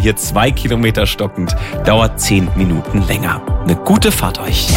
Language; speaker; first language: German; native; German